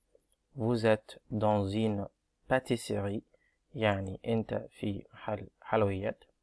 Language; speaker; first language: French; non-native, fluent; Arabic